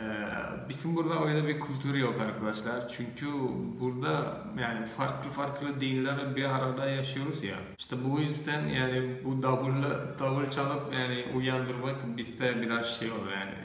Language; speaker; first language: Turkish; non-native, fluent; Malayalam